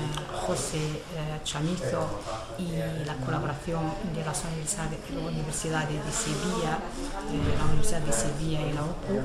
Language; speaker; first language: Spanish; non-native, fluent; Arabic